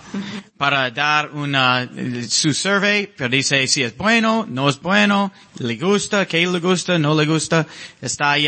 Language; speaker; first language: Spanish; non-native, learner; English